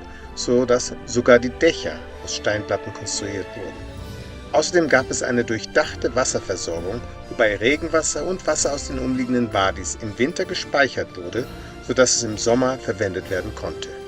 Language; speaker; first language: German; native; German